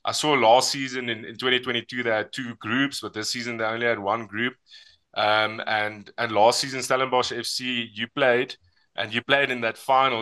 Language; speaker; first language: English; non-native, local second language; Afrikaans